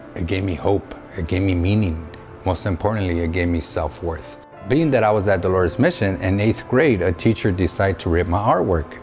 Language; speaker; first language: English; native; English